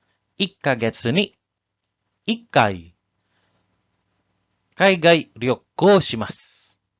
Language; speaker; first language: Japanese; non-native, learner; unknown